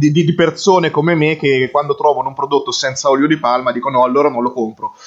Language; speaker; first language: Italian; native; Italian